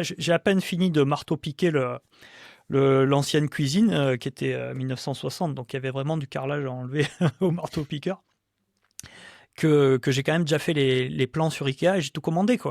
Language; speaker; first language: French; native; French